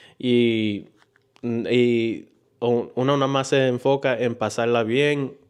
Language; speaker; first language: Spanish; early bilingual, heritage; Spanish